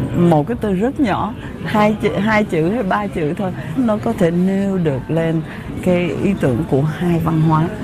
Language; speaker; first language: Vietnamese; early bilingual, other home language; French